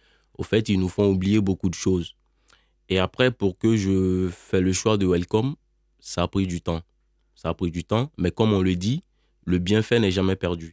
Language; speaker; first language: French; non-native, local second language; Bambara